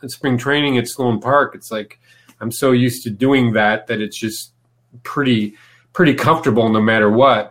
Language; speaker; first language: English; native; English